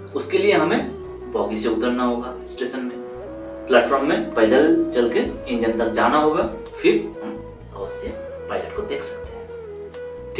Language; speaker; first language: Hindi; non-native, local second language; Bangla